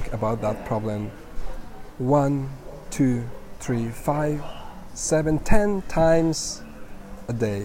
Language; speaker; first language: English; non-native, fluent; Spanish